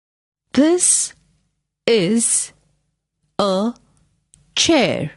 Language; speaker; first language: English; non-native, fluent; Marathi